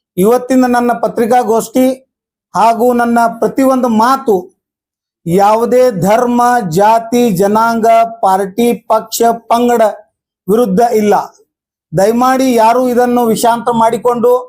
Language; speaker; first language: Kannada; non-native, local second language; Urdu